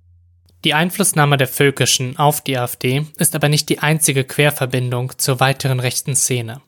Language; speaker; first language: German; native; German